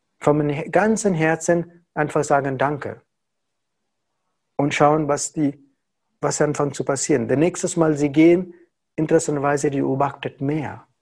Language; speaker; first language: German; non-native, learner; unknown